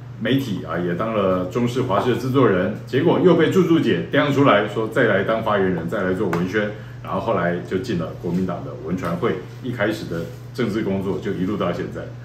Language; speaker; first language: Chinese; native; Chinese